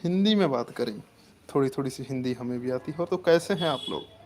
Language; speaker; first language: Hindi; non-native, local second language; Punjabi